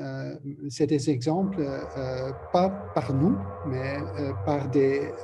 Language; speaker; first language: French; non-native, learner; Dutch